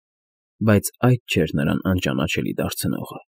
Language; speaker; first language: Armenian; native; Armenian